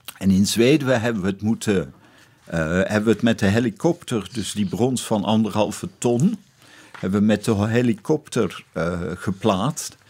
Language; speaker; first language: Dutch; native; Dutch